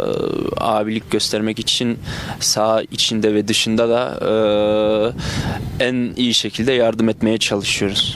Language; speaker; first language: Turkish; early bilingual, other home language; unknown